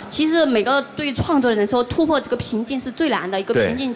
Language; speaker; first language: Chinese; native; Chinese